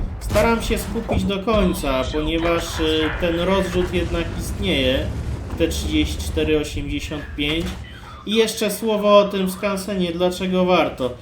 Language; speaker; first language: Polish; native; Polish